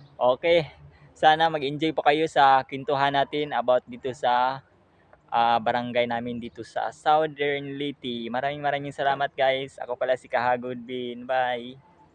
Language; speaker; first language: Filipino; non-native, local second language; Cebuano